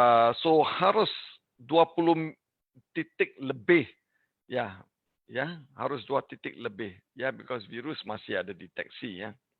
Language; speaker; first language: Indonesian; non-native, learner; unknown